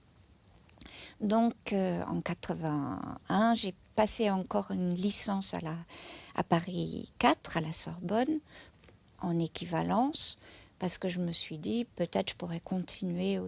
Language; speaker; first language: French; non-native, fluent; German